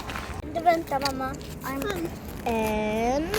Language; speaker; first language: Swedish; early bilingual, other home language; Filipino